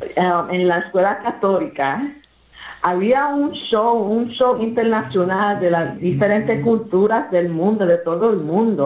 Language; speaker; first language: Spanish; early bilingual, heritage; English